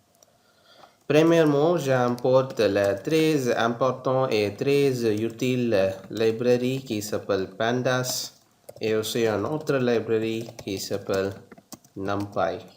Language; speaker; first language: French; non-native, learner; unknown